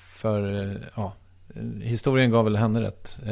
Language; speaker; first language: Swedish; native; Swedish